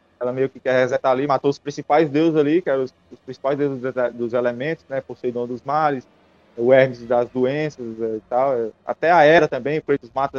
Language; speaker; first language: Portuguese; native; Portuguese